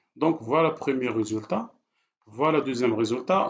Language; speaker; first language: French; non-native, local second language; Arabic